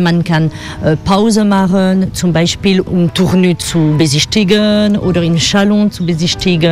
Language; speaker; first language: German; non-native, fluent; French